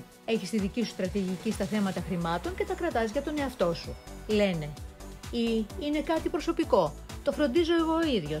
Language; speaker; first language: Greek; native; Greek